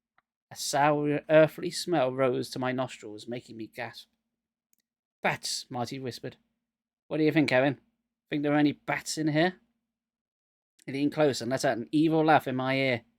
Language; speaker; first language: English; native; English